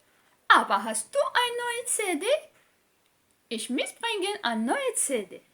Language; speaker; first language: German; non-native, learner; Arabic